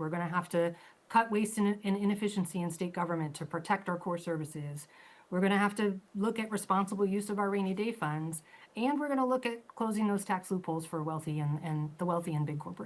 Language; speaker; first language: English; native; English